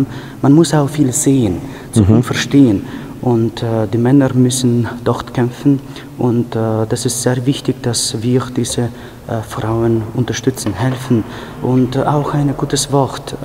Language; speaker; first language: German; non-native, fluent; Ukrainian